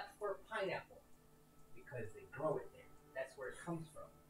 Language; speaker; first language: English; native; English